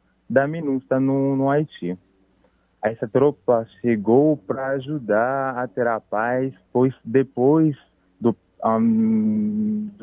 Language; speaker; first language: Portuguese; non-native, fluent; Haitian Creole